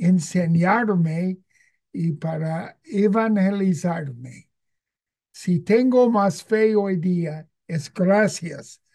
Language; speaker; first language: Spanish; non-native, fluent; English